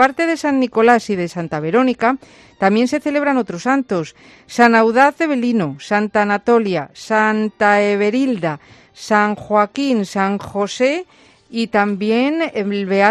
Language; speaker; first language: Spanish; native; Spanish